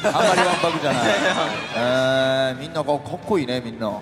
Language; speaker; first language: Japanese; native; Japanese